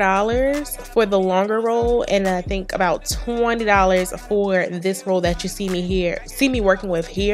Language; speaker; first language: English; native; English